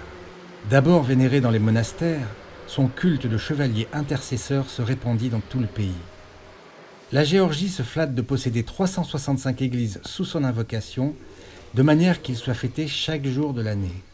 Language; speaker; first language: French; native; French